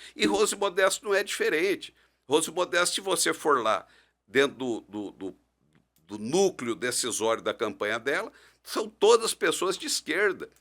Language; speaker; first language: Portuguese; native; Portuguese